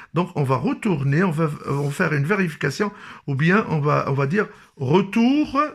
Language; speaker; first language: French; non-native, local second language; Arabic